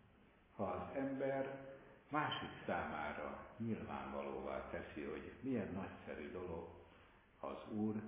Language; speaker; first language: Hungarian; native; Hungarian